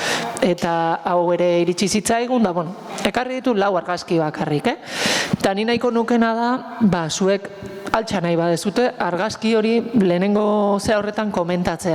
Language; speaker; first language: Basque; native; Basque